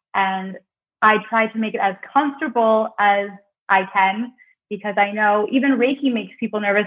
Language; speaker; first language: English; native; English